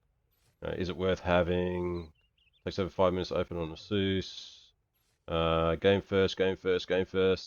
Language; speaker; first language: English; native; English